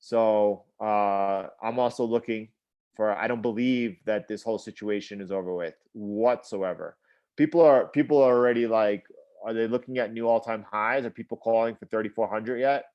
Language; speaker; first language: English; native; English